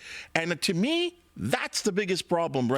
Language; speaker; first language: English; native; English